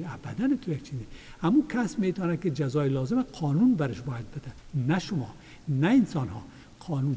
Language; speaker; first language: Persian; native; Persian